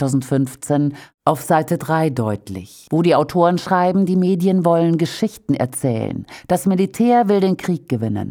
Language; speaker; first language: German; native; German